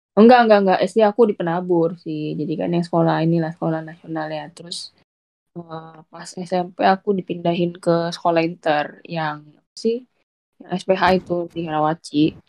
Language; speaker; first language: Indonesian; native; Indonesian